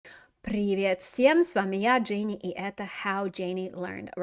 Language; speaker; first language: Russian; non-native, fluent; English